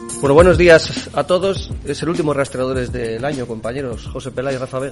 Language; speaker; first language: Spanish; native; Spanish